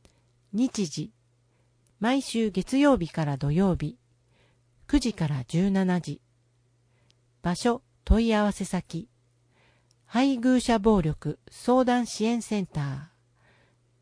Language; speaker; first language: Japanese; native; Japanese